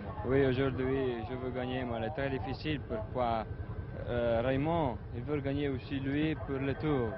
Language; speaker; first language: French; non-native, learner; Italian